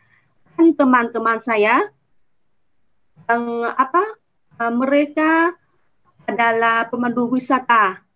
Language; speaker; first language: Indonesian; non-native, fluent; Vietnamese